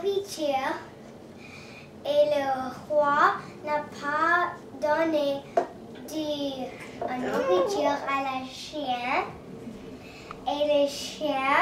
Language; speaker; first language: French; non-native, learner; English